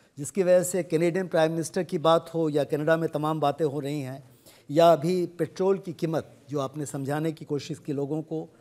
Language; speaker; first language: Hindi; native; Hindi